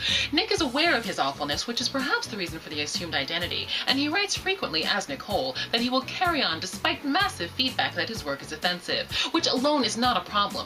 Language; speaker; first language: English; native; English